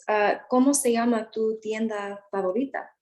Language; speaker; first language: Spanish; non-native, learner; English